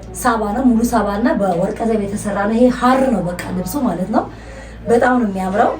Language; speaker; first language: Amharic; native; Amharic